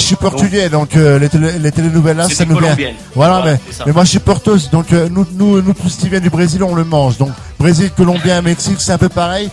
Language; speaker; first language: French; native; French